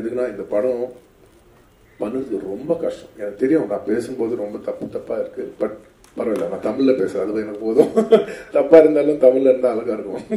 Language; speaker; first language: Tamil; non-native, local second language; Telugu